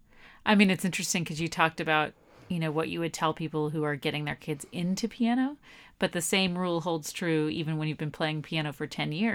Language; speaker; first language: English; native; English